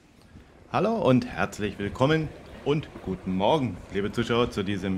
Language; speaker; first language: German; native; German